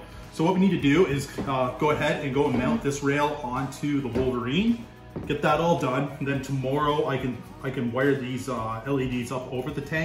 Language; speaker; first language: English; native; English